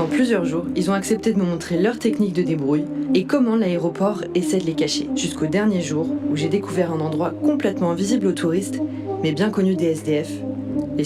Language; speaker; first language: French; native; French